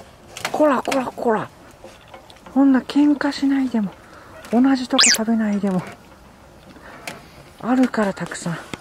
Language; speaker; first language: Japanese; native; Japanese